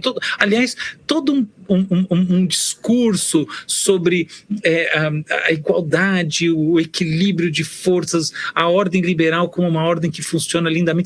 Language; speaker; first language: Portuguese; native; Portuguese